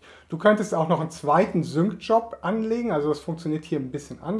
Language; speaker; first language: German; native; German